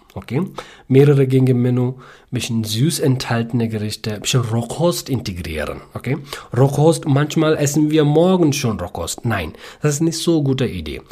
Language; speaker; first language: German; non-native, learner; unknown